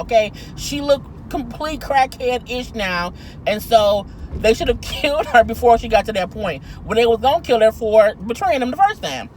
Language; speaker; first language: English; native; English